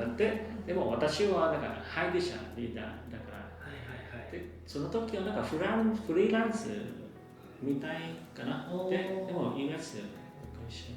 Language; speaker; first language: Japanese; non-native, learner; Vietnamese